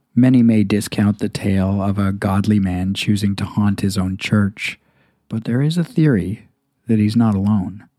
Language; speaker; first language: English; native; English